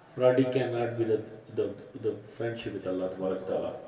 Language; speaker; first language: English; non-native, learner; Punjabi